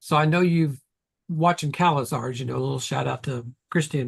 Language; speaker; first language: English; native; English